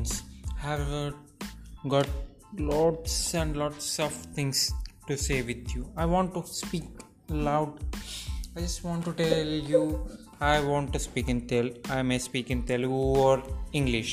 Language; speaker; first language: English; non-native, local second language; Telugu